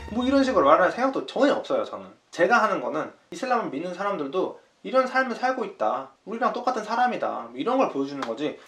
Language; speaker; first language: Korean; native; Korean